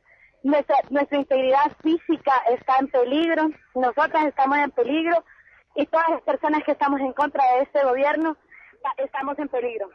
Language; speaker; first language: Spanish; native; Spanish